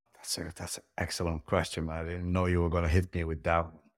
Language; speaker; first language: English; early bilingual, heritage; Dutch